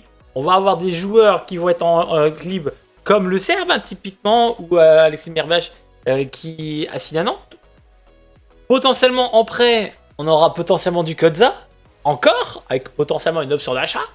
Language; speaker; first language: French; native; French